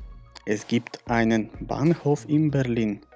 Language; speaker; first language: German; non-native, fluent; Macedonian